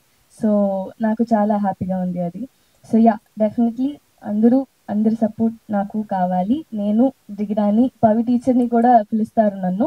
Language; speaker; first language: Telugu; non-native, learner; Tamil